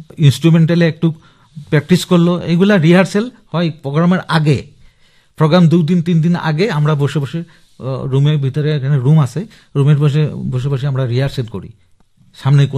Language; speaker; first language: Bangla; non-native, local second language; Assamese